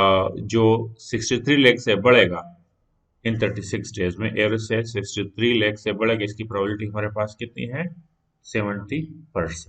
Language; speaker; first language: Hindi; non-native, local second language; Punjabi